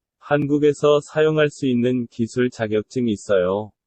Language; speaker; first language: Korean; non-native, learner; Bangla